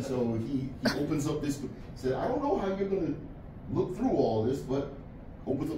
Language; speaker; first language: English; native; English